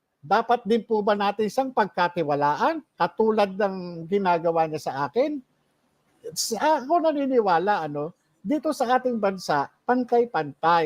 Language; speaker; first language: Filipino; native; Filipino